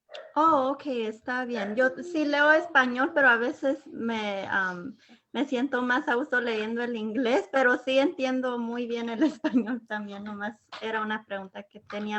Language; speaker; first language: Spanish; early bilingual, heritage; Spanish